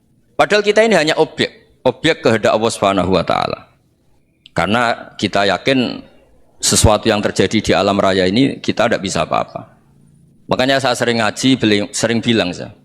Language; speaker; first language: Indonesian; non-native, local second language; Javanese